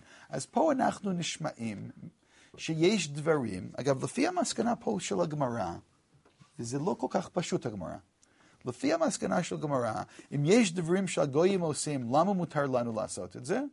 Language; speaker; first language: Hebrew; non-native, fluent; English